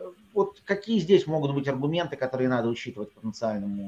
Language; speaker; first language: Russian; native; Russian